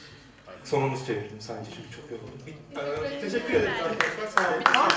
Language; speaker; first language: Turkish; native; Turkish